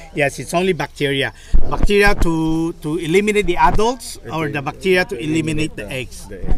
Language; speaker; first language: English; non-native, fluent; Chinese